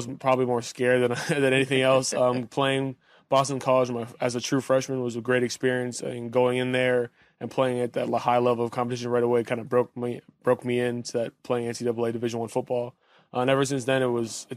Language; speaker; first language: English; native; English